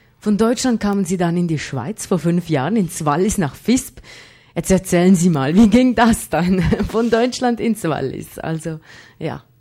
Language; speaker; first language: German; native; German